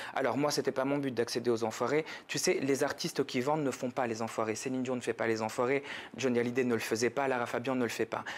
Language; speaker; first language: French; native; French